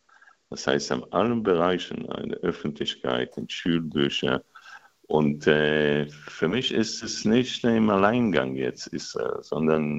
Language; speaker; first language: German; non-native, fluent; Hebrew